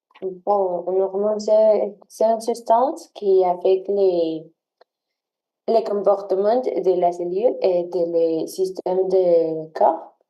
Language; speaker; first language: French; non-native, learner; Spanish